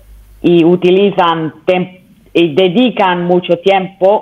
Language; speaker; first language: Spanish; non-native, fluent; Italian